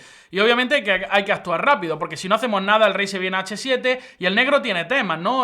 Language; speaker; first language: Spanish; native; Spanish